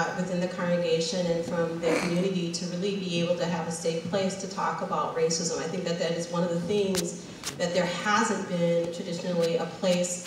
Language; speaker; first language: English; native; English